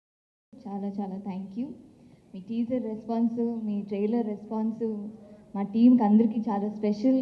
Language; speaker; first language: Telugu; non-native, local second language; Tamil